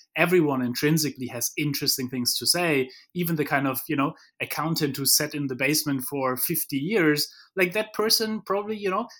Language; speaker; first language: English; non-native, fluent; German